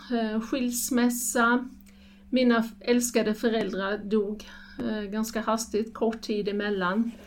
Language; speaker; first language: Swedish; native; Swedish